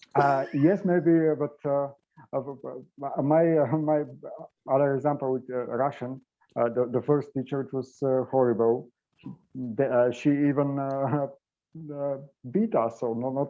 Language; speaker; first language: English; non-native, learner; Bulgarian